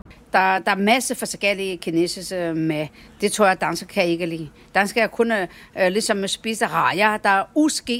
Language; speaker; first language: Danish; non-native, learner; Chinese